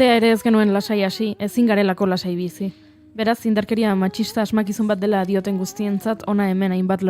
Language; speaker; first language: Basque; native; Basque